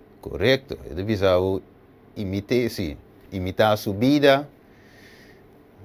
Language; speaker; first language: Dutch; non-native, local second language; Papiamento